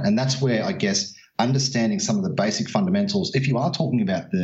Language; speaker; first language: English; native; English